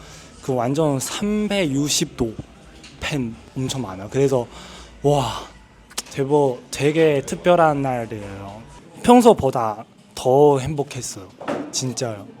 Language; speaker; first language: Korean; non-native, learner; Chinese